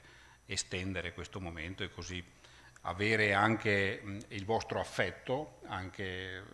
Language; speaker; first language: Italian; native; Italian